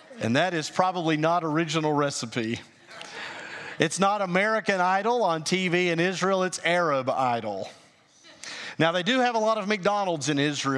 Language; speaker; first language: English; native; English